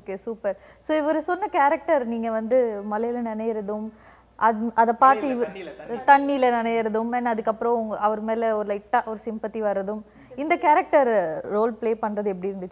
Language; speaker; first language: Tamil; native; Tamil